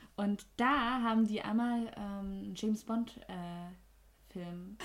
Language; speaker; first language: German; native; German